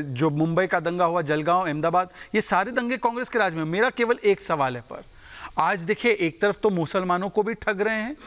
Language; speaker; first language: Hindi; native; Hindi